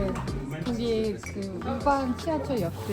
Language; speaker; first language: Korean; non-native, fluent; Norwegian